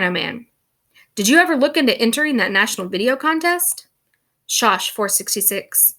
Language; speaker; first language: English; native; English